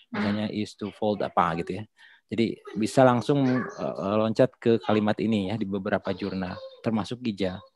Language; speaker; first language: Indonesian; non-native, local second language; Sundanese